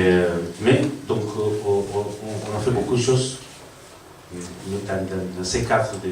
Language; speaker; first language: French; non-native, learner; Spanish